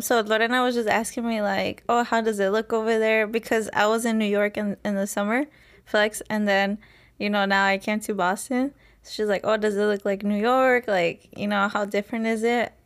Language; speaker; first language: English; native; English